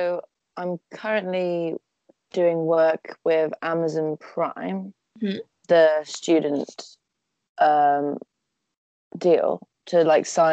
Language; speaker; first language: English; native; English